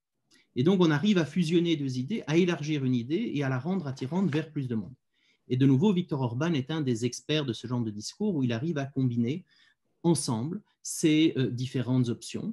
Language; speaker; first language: French; native; French